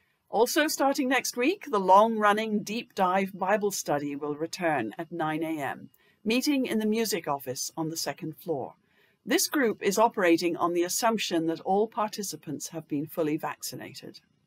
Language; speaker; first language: English; native; English